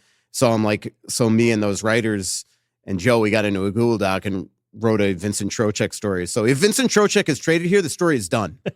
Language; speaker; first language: English; native; English